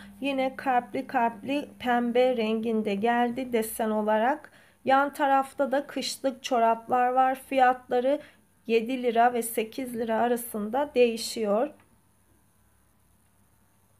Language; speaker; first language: Turkish; native; Turkish